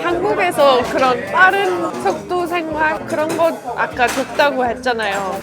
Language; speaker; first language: Korean; non-native, fluent; English